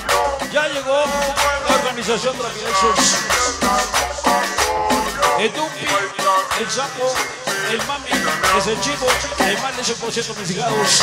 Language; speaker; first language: Spanish; native; Spanish